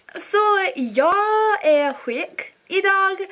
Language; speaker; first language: Swedish; non-native, learner; English